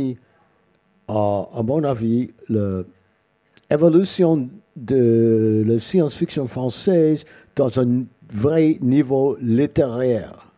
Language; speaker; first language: French; non-native, learner; English